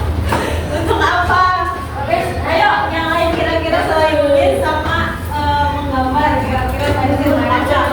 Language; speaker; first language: Indonesian; native; Indonesian